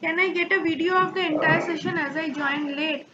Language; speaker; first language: English; non-native, local second language; Bangla